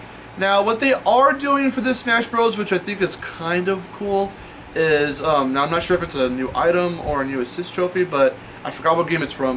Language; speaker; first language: English; native; English